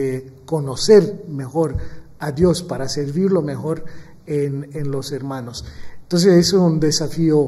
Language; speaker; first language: Spanish; non-native, fluent; Maltese